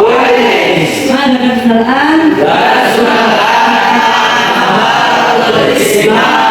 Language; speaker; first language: Arabic; non-native, fluent; Indonesian